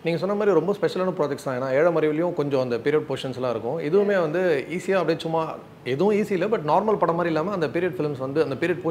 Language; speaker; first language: Tamil; native; Tamil